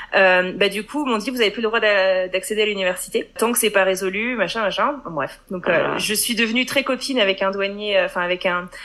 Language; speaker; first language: French; native; French